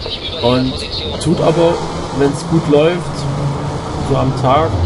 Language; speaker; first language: German; native; German